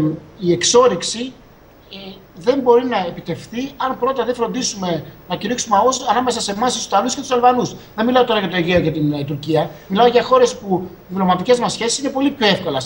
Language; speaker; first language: Greek; native; Greek